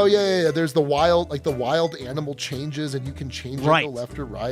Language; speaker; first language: English; native; English